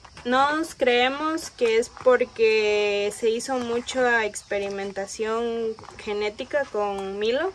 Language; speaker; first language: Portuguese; non-native, learner; Spanish